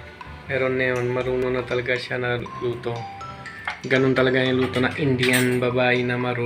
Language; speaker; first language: Filipino; non-native, learner; Punjabi